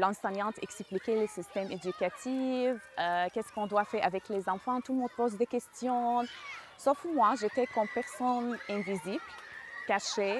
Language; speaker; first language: French; non-native, learner; Arabic